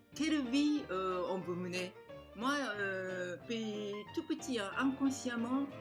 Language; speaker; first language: French; non-native, fluent; Japanese